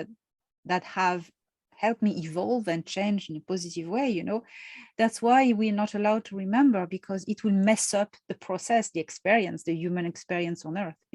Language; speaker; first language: English; non-native, fluent; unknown